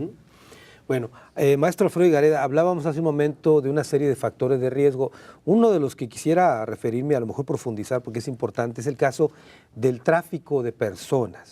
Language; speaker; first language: Spanish; native; Spanish